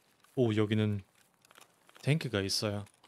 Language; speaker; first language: Korean; non-native, learner; German